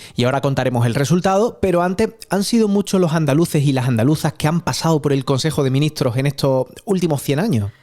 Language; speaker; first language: Spanish; native; Spanish